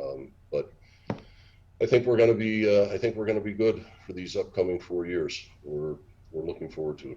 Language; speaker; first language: English; native; English